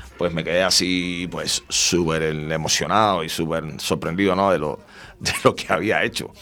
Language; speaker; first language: Spanish; native; Spanish